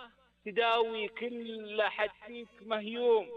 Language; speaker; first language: Arabic; native; Arabic